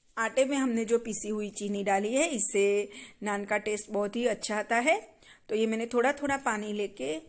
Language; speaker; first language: Hindi; non-native, local second language; Gujarati